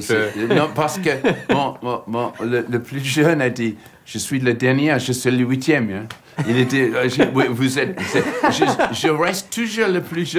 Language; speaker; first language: French; non-native, fluent; English